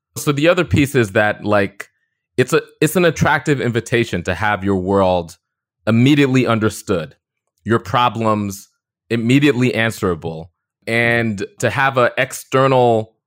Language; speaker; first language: English; native; English